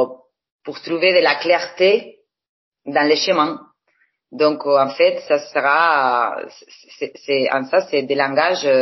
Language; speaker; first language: French; non-native, fluent; Spanish